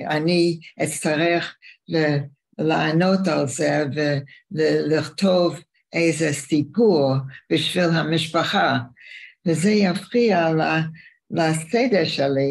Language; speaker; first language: Hebrew; non-native, fluent; English